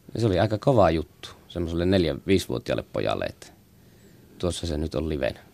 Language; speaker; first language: Finnish; native; Finnish